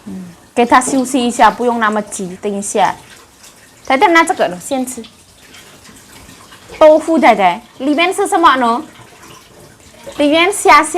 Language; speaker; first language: Chinese; non-native, learner; Javanese